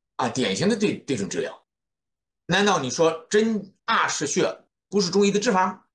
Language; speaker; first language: Chinese; native; Chinese